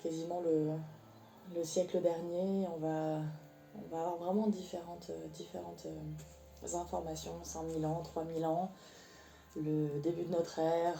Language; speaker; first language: French; native; French